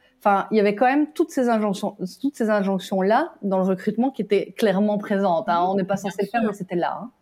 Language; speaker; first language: French; native; French